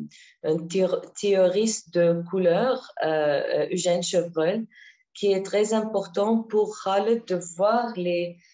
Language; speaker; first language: French; non-native, learner; Arabic